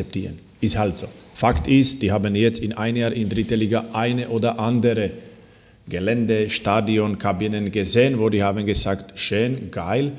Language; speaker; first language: German; non-native, fluent; Slovak